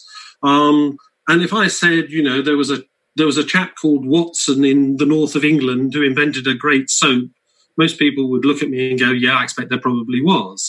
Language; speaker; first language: English; native; English